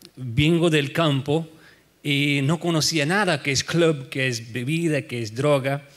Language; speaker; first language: Spanish; non-native, fluent; Portuguese